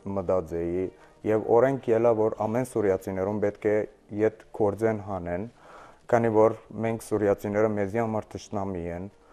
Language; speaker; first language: Armenian; early bilingual, heritage; Armenian